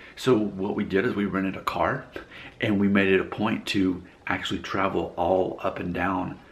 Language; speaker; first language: English; native; English